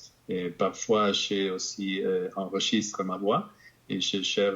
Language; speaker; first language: French; non-native, fluent; Spanish